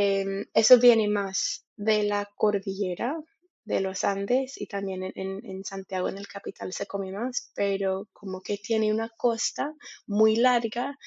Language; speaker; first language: Spanish; non-native, fluent; English